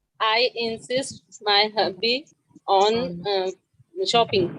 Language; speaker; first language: English; non-native, learner; Hindi